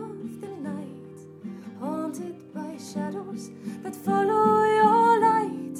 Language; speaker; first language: English; non-native, fluent; German